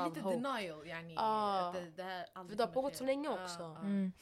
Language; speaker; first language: Swedish; non-native, local second language; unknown